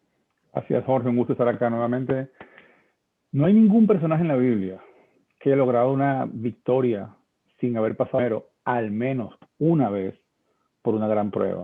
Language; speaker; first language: Spanish; native; Spanish